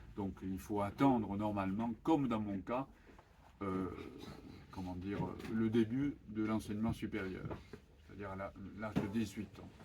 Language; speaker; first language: French; non-native, fluent; Japanese